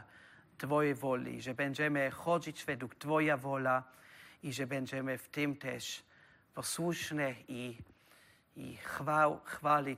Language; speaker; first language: Polish; non-native, learner; German